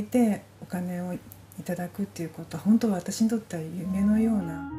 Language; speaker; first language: Japanese; native; Japanese